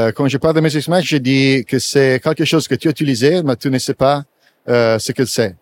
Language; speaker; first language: French; non-native, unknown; Italian